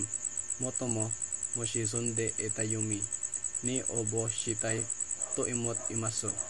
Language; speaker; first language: Japanese; non-native, learner; Filipino